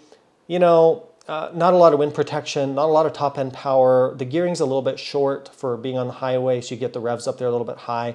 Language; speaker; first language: English; native; English